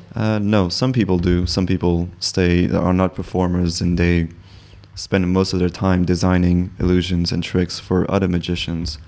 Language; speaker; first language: English; non-native, fluent; French